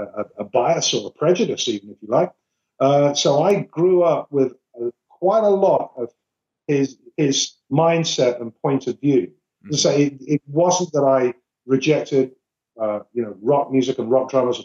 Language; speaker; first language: English; native; English